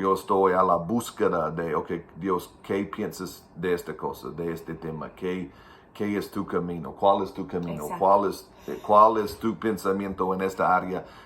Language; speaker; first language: Spanish; non-native, fluent; English